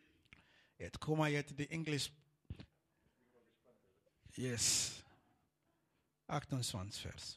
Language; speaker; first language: German; non-native, learner; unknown